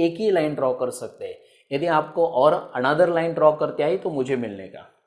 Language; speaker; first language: Hindi; non-native, local second language; Marathi